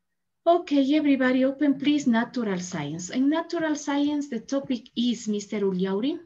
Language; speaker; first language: English; non-native, learner; Spanish